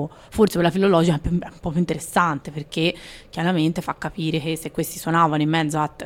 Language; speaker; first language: Italian; native; Italian